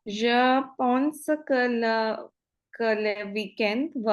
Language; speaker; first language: French; non-native, learner; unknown